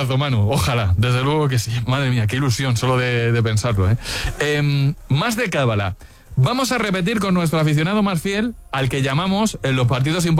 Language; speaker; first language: Spanish; native; Spanish